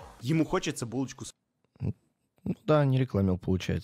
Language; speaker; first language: Russian; native; Russian